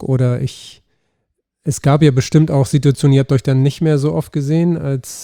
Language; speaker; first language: German; native; German